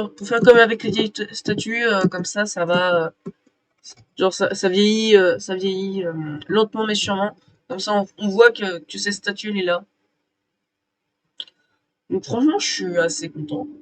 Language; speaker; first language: French; native; French